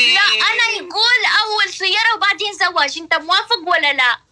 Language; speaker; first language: Arabic; non-native, learner; Pashto